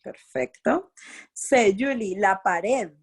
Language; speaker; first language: Spanish; non-native, fluent; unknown